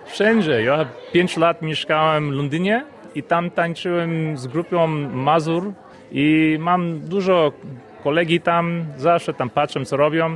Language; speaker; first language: Polish; early bilingual, heritage; Polish